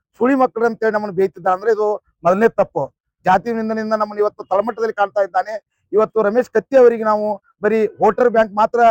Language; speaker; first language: Kannada; native; Kannada